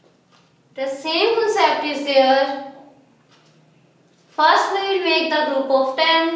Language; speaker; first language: English; non-native, local second language; Urdu